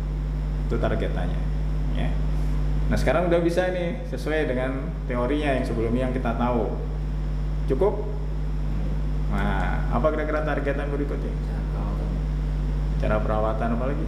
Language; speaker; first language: Indonesian; native; Indonesian